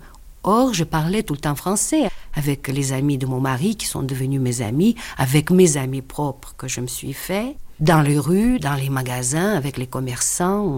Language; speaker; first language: French; non-native, fluent; Russian